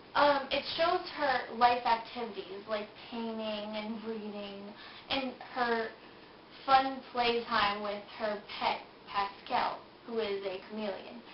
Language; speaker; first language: English; native; English